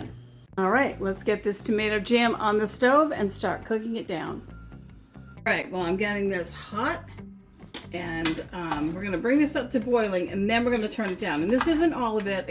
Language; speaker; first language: English; native; English